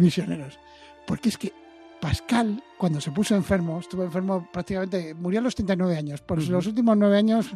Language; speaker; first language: Spanish; native; Spanish